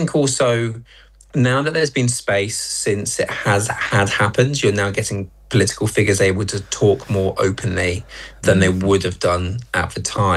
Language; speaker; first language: English; native; English